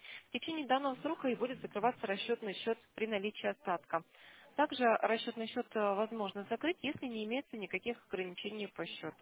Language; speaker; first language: Russian; native; Russian